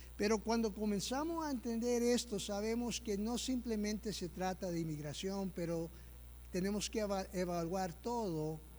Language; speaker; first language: Spanish; early bilingual, heritage; Spanish